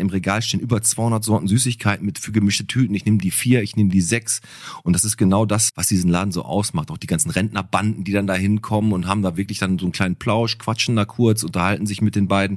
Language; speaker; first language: German; native; German